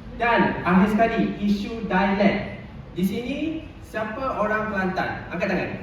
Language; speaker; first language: Malay; native; Malay